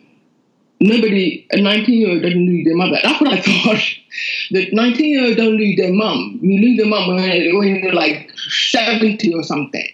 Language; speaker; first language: English; non-native, local second language; Yoruba